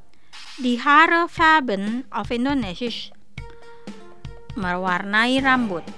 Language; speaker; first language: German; non-native, fluent; Indonesian